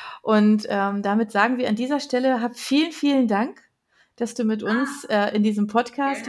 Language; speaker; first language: German; native; German